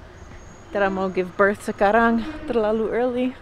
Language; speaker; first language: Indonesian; non-native, learner; English